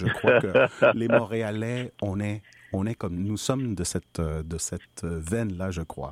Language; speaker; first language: French; non-native, fluent; Spanish